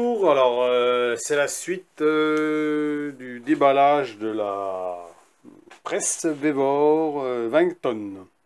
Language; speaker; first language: French; native; French